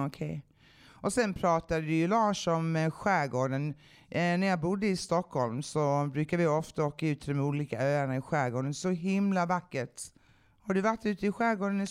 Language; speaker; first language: Swedish; native; Swedish